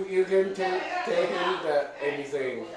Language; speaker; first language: English; non-native, learner; Chinese